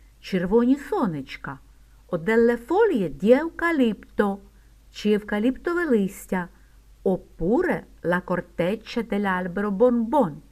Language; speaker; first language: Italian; non-native, fluent; Ukrainian